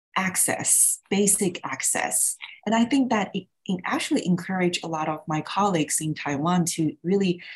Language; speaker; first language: English; early bilingual, other home language; Thai